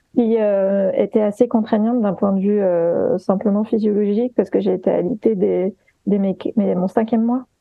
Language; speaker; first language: French; native; French